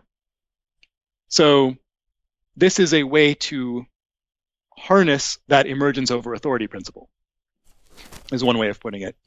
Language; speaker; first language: English; native; English